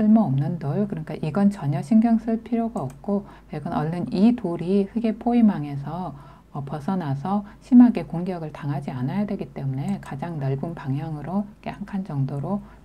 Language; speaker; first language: Korean; native; Korean